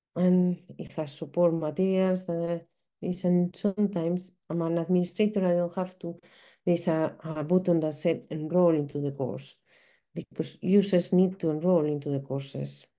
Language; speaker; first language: English; non-native, fluent; Spanish